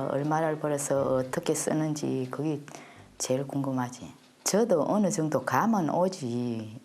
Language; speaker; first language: Korean; native; Korean